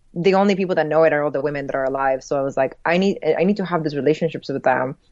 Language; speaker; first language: English; early bilingual, other home language; Spanish